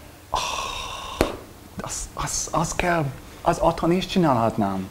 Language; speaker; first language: Hungarian; non-native, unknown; English